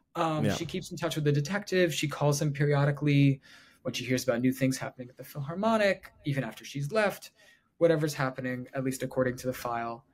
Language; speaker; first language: English; native; English